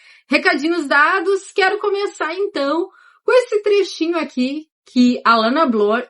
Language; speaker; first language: Portuguese; native; Portuguese